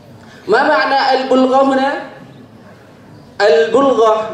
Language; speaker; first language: Arabic; non-native, learner; Indonesian